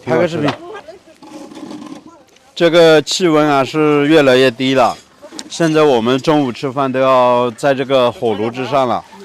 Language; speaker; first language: Chinese; native; Chinese